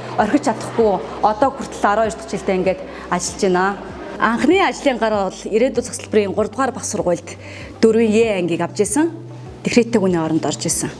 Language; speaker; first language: Mongolian; native; Mongolian